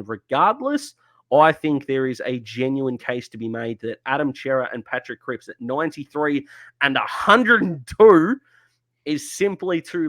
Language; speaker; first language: English; native; English